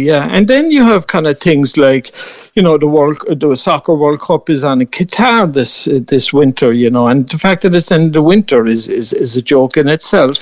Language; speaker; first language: English; native; English